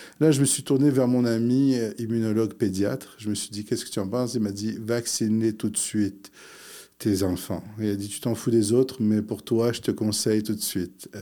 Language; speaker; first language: French; early bilingual, other home language; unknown